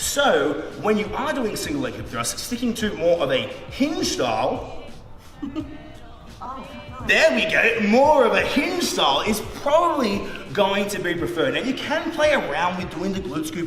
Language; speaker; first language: English; native; English